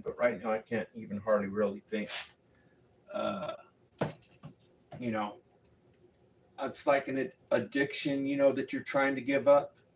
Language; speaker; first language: English; native; English